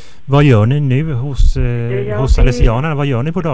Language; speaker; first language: Swedish; native; Swedish